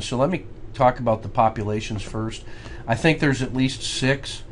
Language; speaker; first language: English; native; English